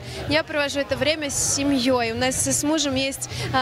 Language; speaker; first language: Russian; native; Russian